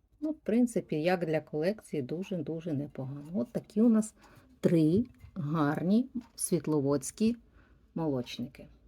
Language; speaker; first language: Ukrainian; native; Ukrainian